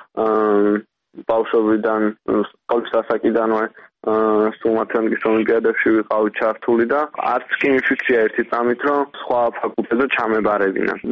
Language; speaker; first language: Georgian; native; Georgian